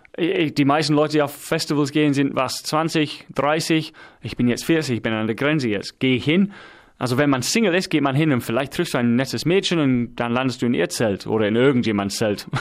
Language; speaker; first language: German; non-native, fluent; English